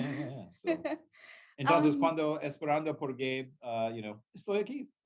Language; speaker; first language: Spanish; non-native, learner; English